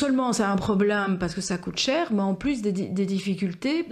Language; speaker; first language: French; native; French